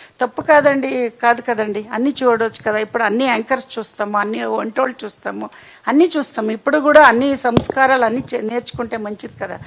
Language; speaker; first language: Telugu; non-native, local second language; Kannada